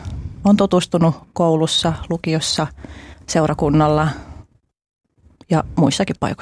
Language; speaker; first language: Finnish; early bilingual, other home language; Albanian